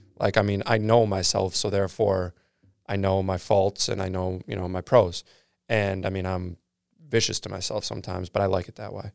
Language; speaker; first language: English; native; English